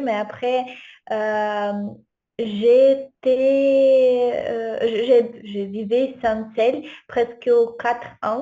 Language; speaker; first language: French; non-native, fluent; Ukrainian